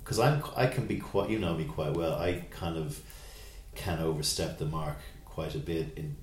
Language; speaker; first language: English; native; English